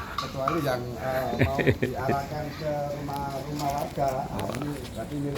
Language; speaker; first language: Indonesian; non-native, local second language; Javanese